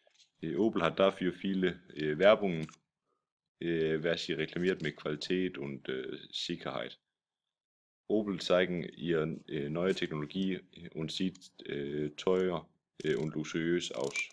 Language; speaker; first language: German; non-native, learner; Danish